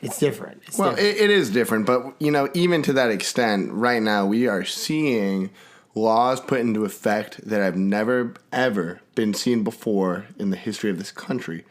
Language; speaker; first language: English; native; English